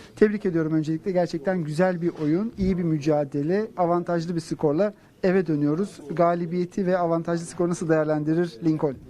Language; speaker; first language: Turkish; native; Turkish